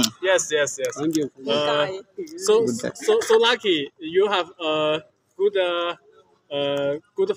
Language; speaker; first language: English; non-native, learner; Chinese